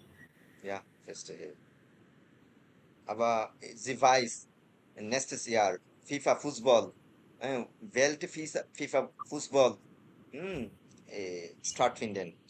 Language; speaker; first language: German; non-native, fluent; Bangla